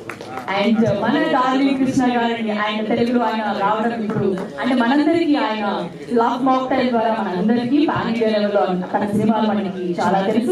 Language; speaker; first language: Telugu; native; Telugu